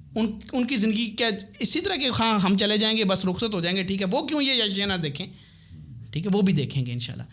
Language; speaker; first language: Urdu; non-native, local second language; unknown